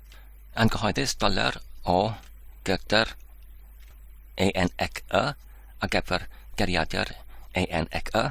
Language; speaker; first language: Welsh; non-native, fluent; English